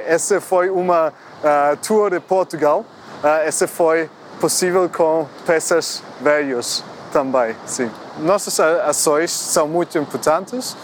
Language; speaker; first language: Portuguese; non-native, fluent; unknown